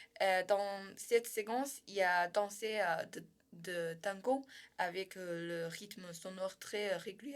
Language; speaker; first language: French; non-native, learner; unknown